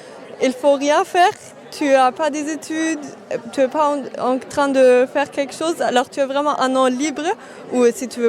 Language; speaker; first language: French; non-native, fluent; German